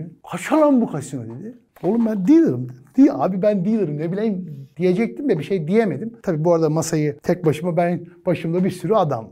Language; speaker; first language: Turkish; native; Turkish